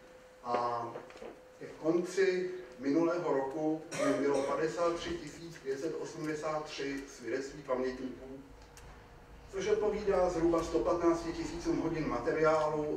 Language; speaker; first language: Czech; native; Czech